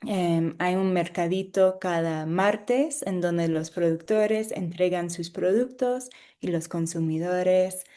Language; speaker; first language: Spanish; non-native, fluent; English